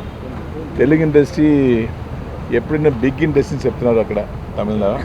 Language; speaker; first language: Telugu; non-native, learner; Tamil